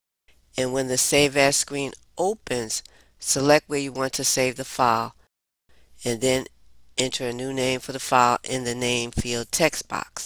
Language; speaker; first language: English; native; English